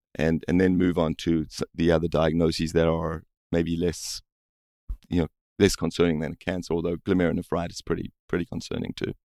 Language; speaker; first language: English; native; English